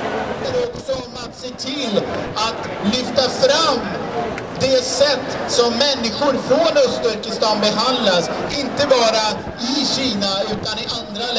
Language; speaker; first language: Swedish; native; Swedish